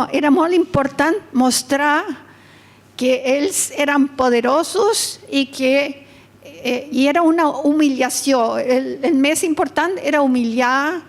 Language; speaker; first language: Catalan; early bilingual, heritage; Catalan